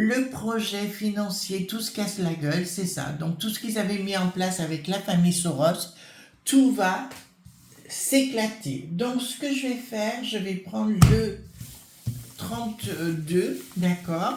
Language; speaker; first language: French; native; French